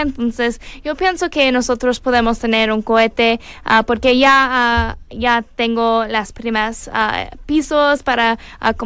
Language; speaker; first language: Spanish; non-native, learner; English